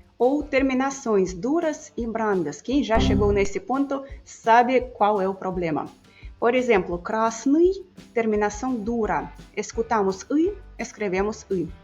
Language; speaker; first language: Portuguese; non-native, fluent; Russian